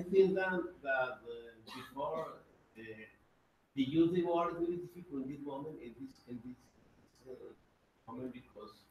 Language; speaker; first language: English; non-native, learner; Spanish